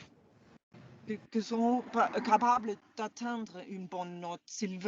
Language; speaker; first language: French; non-native, fluent; German